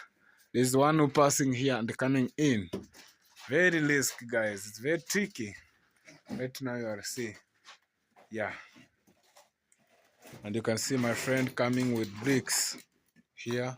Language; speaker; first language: English; non-native, learner; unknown